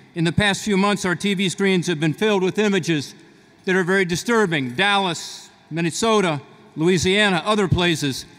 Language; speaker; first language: English; native; English